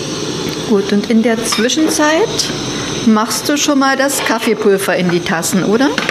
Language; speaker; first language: German; native; German